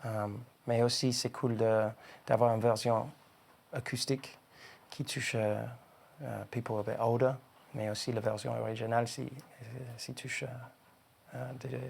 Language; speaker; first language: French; non-native, learner; English